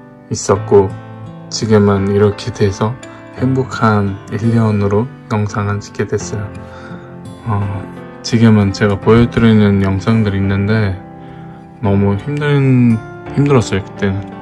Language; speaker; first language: Korean; non-native, fluent; Uzbek